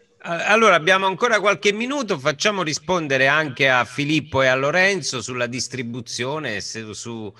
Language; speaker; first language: Italian; native; Italian